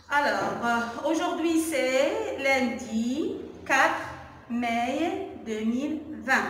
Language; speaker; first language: French; non-native, local second language; Arabic